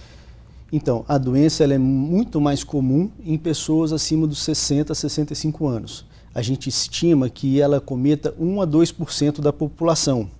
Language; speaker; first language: Portuguese; native; Portuguese